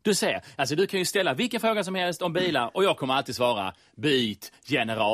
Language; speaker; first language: Swedish; native; Swedish